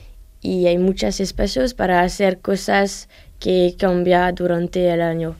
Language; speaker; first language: Spanish; non-native, learner; French